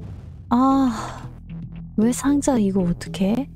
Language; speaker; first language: Korean; native; Korean